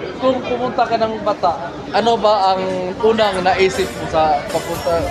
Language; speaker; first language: Filipino; non-native, local second language; Cebuano